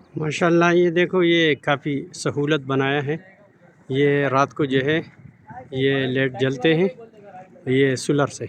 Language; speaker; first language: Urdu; non-native, local second language; Pashto